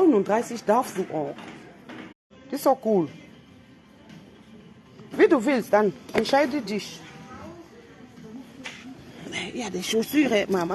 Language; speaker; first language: German; non-native, fluent; French